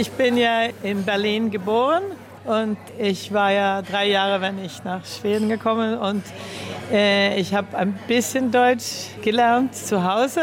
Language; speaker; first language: German; early bilingual, heritage; German